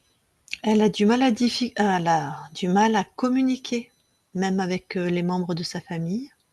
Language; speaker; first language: French; native; French